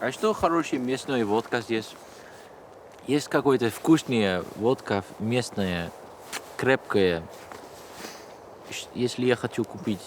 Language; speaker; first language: Russian; non-native, fluent; Dutch